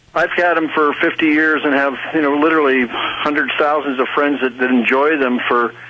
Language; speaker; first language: English; native; English